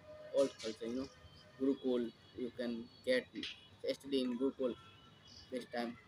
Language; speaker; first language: English; non-native, learner; Hindi